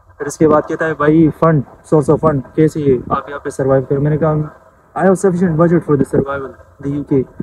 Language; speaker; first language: Urdu; non-native, local second language; Pashto